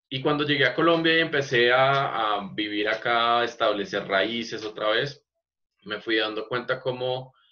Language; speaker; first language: Spanish; native; Spanish